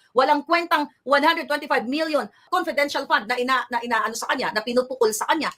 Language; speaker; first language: Filipino; non-native, local second language; Hiligaynon